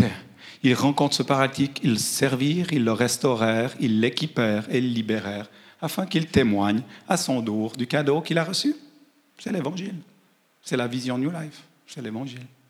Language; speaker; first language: French; native; French